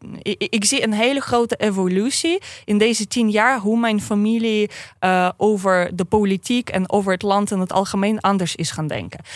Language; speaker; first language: Dutch; non-native, fluent; Russian